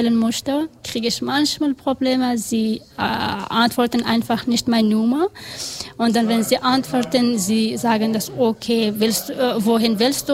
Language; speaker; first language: German; non-native, learner; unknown